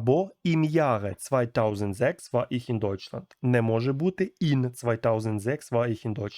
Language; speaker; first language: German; non-native, fluent; Ukrainian